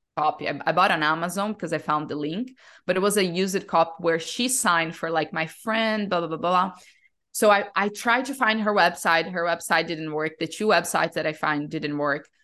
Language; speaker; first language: English; non-native, fluent; Portuguese